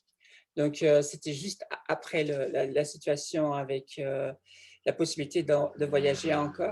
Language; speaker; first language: French; non-native, fluent; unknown